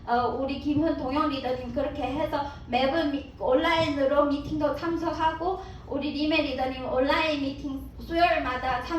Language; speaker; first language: Korean; non-native, learner; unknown